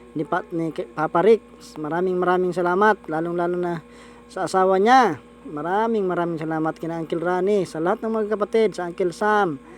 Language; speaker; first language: Filipino; native; Filipino